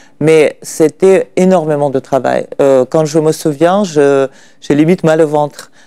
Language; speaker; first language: French; non-native, fluent; Russian